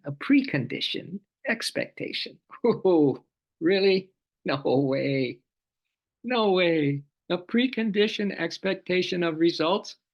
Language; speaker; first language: English; native; English